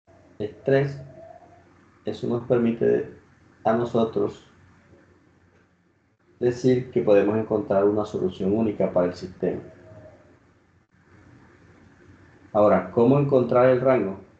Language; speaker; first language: Spanish; native; Spanish